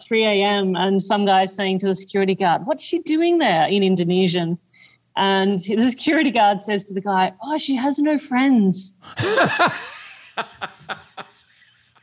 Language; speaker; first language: English; native; English